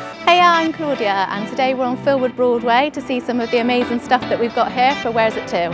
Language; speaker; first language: English; native; English